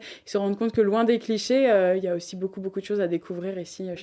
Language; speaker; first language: French; native; French